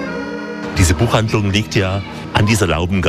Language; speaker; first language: German; native; German